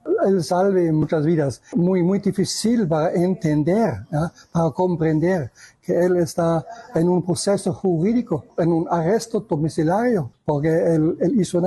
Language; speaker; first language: Spanish; non-native, learner; German